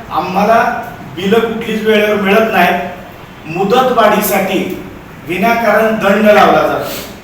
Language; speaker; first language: Marathi; native; Marathi